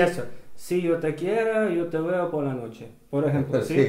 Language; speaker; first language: Spanish; non-native, learner; Russian